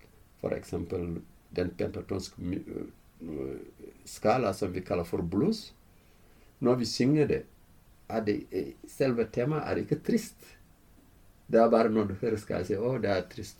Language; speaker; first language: Norwegian; non-native, fluent; Fula